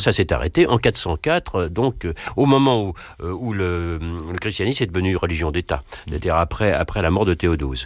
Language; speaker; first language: French; native; French